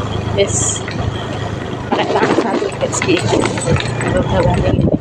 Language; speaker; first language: Indonesian; non-native, local second language; Javanese